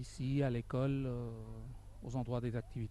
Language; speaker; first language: French; non-native, learner; Arabic